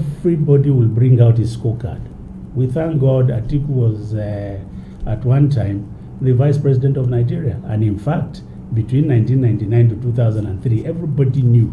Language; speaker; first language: English; non-native, local second language; Hausa